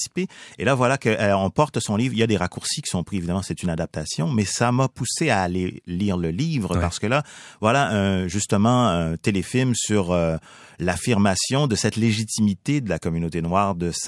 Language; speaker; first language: French; native; French